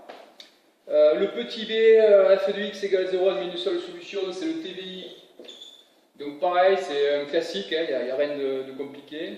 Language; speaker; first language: French; native; French